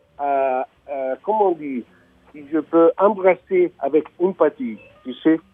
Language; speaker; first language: French; non-native, learner; Italian